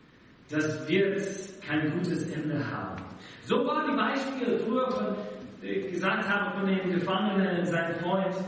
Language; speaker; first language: German; non-native, fluent; English